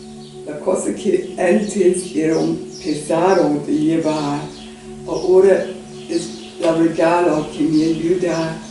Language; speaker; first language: Spanish; non-native, learner; English